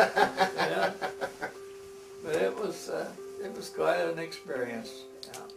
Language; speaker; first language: English; native; English